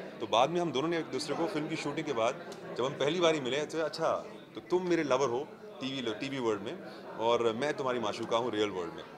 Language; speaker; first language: Hindi; native; Hindi